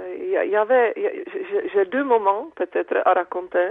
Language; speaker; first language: French; non-native, fluent; Czech